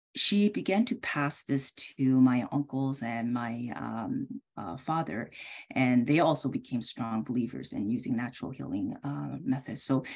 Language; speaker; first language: English; early bilingual, other home language; Korean